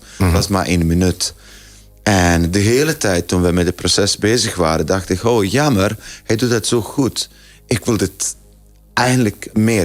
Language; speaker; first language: Dutch; non-native, fluent; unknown